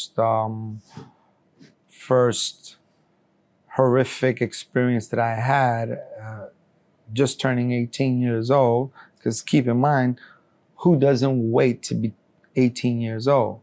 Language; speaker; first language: English; native; English